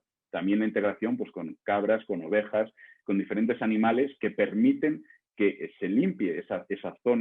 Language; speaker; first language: Spanish; native; Spanish